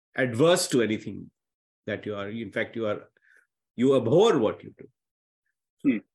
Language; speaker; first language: English; non-native, local second language; Hindi